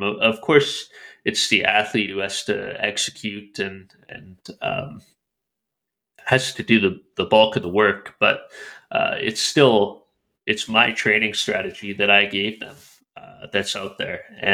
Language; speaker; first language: English; native; English